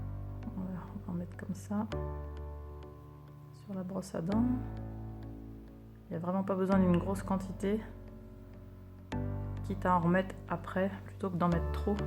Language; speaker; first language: French; native; French